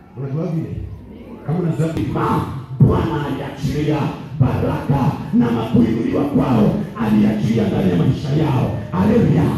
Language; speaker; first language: Swahili; native; Swahili